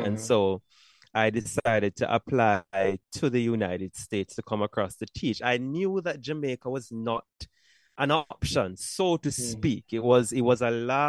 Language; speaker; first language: English; non-native, local second language; Jamaican Creole English